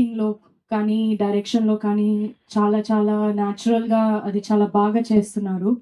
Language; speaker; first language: Telugu; non-native, fluent; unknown